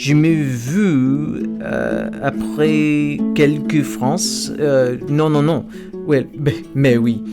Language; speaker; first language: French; non-native, learner; English